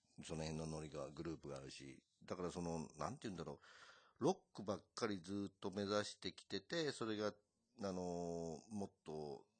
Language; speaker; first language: Japanese; native; Japanese